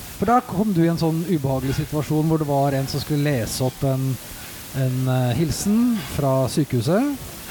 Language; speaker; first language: Norwegian; native; Norwegian